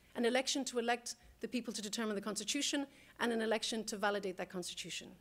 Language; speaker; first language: English; native; English